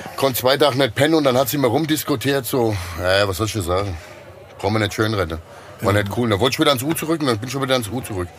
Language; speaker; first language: German; native; German